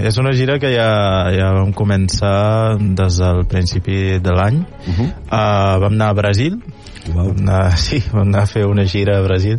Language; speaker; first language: Catalan; non-native, fluent; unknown